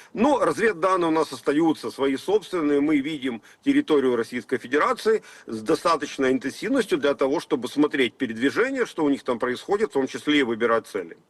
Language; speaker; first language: Russian; native; Russian